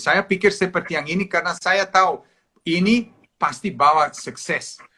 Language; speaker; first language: Indonesian; non-native, fluent; Serbian